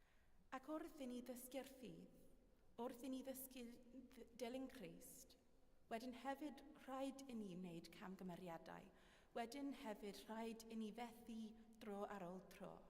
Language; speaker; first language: Welsh; non-native, fluent; English